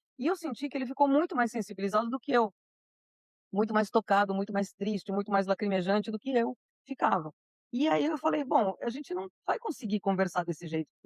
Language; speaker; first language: Portuguese; early bilingual, other home language; Spanish